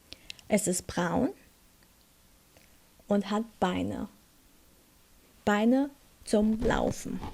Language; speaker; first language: German; non-native, fluent; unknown